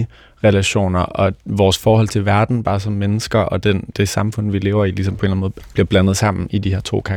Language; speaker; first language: Danish; native; Danish